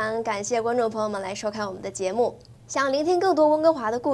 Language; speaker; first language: Chinese; native; Chinese